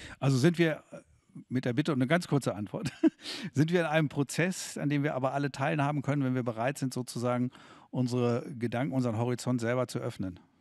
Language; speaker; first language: German; native; German